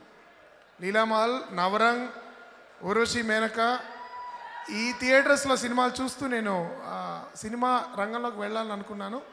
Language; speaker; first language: Telugu; native; Telugu